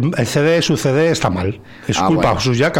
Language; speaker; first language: Spanish; native; Spanish